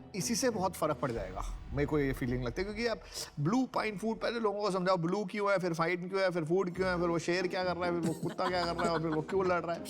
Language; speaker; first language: Hindi; native; Hindi